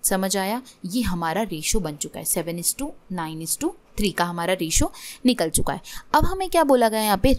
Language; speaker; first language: Hindi; non-native, local second language; Marathi